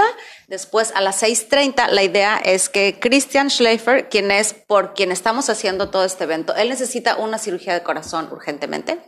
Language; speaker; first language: Spanish; native; Spanish